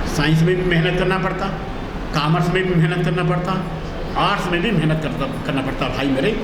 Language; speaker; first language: Urdu; native; Urdu